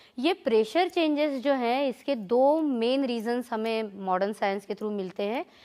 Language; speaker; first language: Hindi; non-native, local second language; Marathi